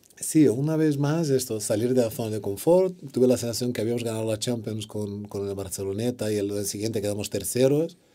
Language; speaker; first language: Spanish; non-native, fluent; Portuguese